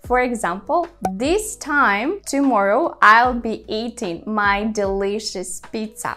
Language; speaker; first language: English; non-native, fluent; Ukrainian